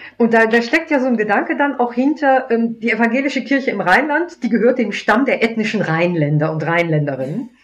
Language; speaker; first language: German; native; German